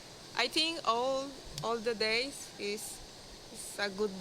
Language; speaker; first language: English; non-native, learner; Spanish